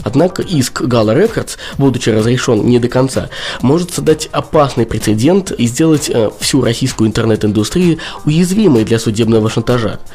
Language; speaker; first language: Russian; native; Russian